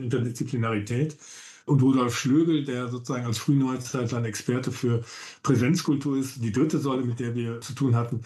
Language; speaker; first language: German; native; German